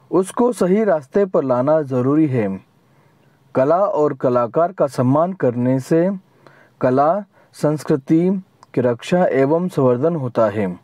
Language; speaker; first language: Hindi; non-native, local second language; Marathi